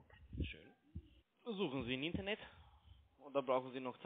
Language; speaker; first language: German; non-native, learner; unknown